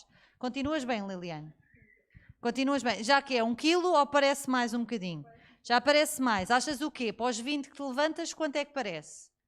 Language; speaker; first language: Portuguese; native; Portuguese